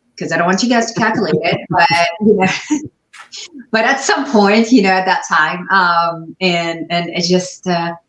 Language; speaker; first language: English; non-native, fluent; Arabic